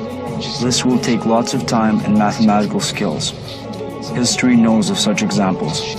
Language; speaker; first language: English; non-native, fluent; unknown